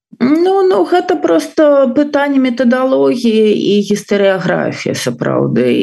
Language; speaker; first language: Belarusian; non-native, local second language; Russian